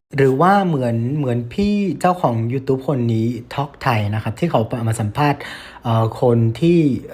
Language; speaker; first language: Thai; non-native, fluent; Vietnamese